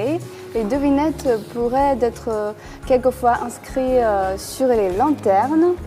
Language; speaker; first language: French; non-native, fluent; Chinese